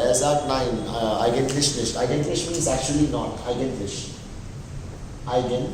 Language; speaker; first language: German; non-native, fluent; Hindi